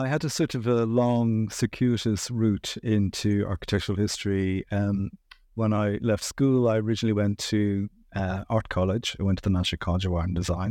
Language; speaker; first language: English; native; English